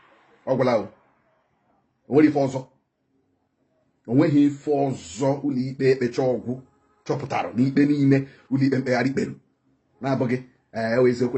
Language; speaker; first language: Igbo; native; Igbo